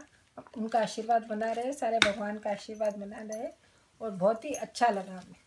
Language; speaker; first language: Hindi; native; Hindi